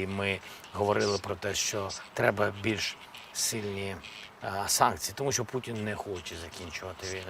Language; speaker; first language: Ukrainian; non-native, local second language; Russian